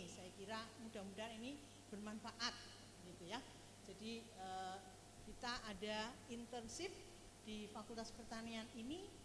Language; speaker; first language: Indonesian; native; Indonesian